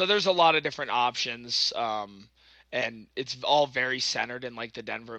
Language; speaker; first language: English; native; English